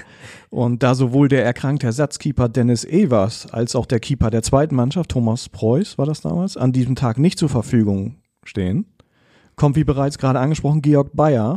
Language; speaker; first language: German; native; German